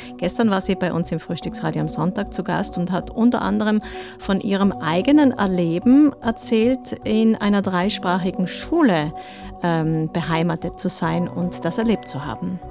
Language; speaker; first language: German; native; German